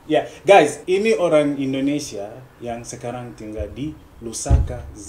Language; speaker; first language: Indonesian; non-native, fluent; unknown